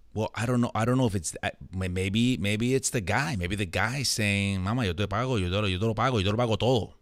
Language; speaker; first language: English; early bilingual, other home language; Spanish